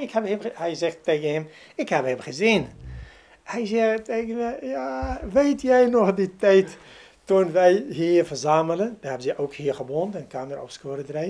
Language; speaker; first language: Dutch; non-native, learner; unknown